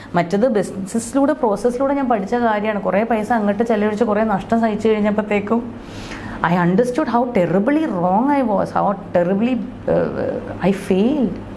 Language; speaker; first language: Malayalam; non-native, local second language; Tamil